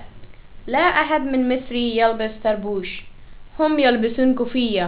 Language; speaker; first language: Arabic; non-native, learner; English